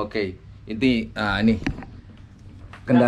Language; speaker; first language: Indonesian; native; Indonesian